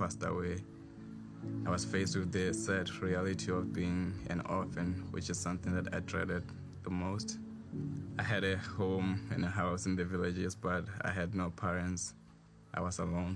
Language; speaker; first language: English; non-native, local second language; Southern Sotho